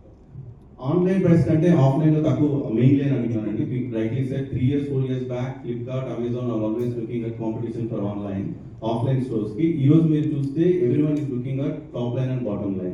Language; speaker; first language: Telugu; native; Telugu